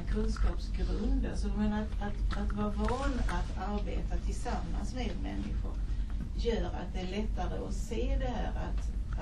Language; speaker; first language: Swedish; native; Swedish